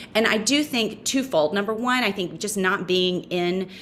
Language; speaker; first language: English; native; English